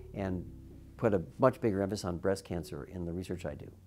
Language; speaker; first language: English; native; English